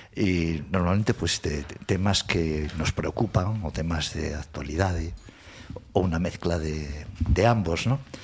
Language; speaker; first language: Galician; non-native, local second language; Spanish